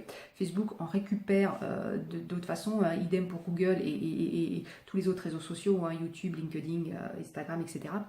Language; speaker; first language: French; native; French